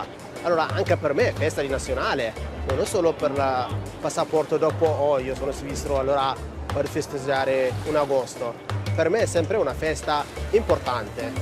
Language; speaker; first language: Italian; non-native, learner; Tigrinya